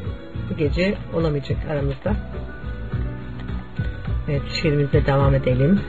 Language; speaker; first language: Turkish; native; Turkish